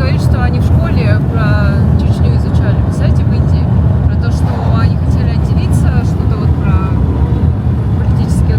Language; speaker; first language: Russian; native; Russian